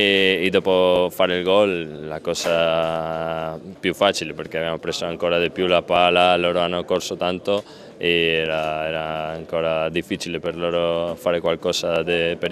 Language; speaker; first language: Italian; non-native, fluent; Spanish